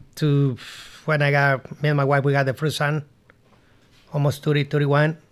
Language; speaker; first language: English; non-native, learner; Spanish